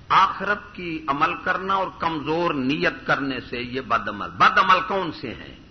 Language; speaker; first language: Urdu; non-native, local second language; Punjabi